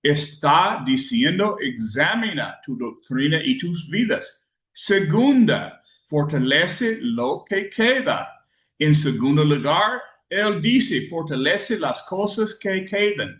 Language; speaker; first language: Spanish; non-native, learner; English